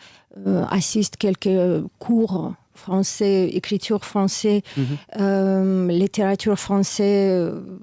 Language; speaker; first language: French; non-native, fluent; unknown